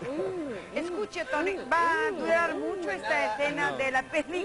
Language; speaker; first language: Spanish; native; Spanish